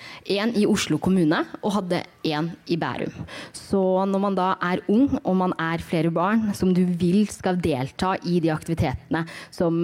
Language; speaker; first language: Norwegian; early bilingual, other home language; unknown